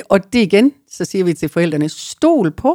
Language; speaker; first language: Danish; native; Danish